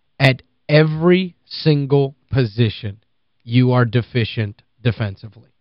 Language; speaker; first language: English; native; English